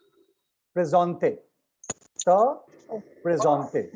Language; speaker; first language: French; non-native, learner; Hindi